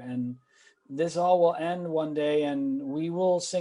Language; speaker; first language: English; native; English